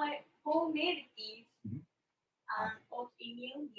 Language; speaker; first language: English; non-native, learner; Japanese